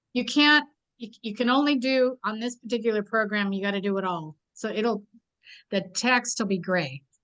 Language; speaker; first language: English; native; English